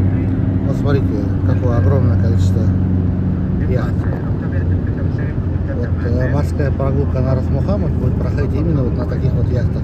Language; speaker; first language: Russian; native; Russian